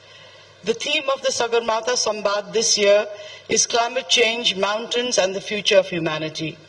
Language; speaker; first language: English; non-native, fluent; Nepali